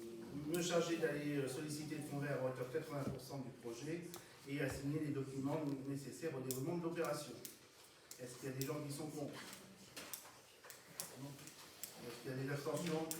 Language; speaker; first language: French; native; French